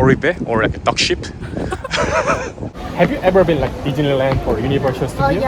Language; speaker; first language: English; non-native, learner; Korean